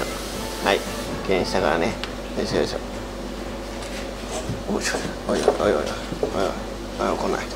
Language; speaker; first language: Japanese; native; Japanese